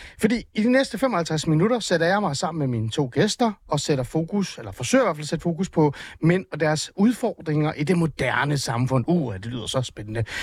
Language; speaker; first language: Danish; early bilingual, other home language; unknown